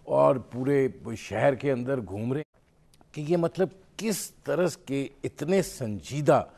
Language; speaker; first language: Urdu; native; Urdu